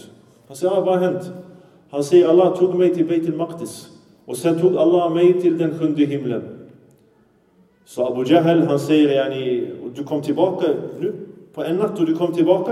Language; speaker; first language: Swedish; early bilingual, other home language; Arabic